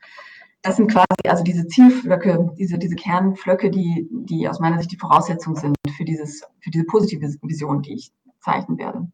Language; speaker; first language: German; native; German